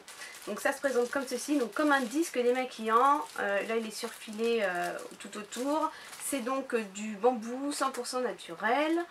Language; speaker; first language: French; native; French